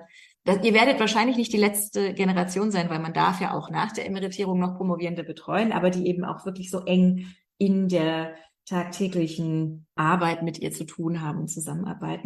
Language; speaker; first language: German; native; German